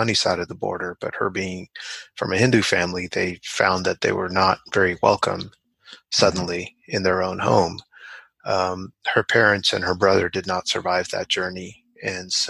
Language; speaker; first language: English; native; English